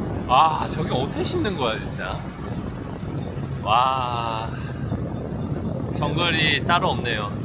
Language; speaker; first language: Korean; native; Korean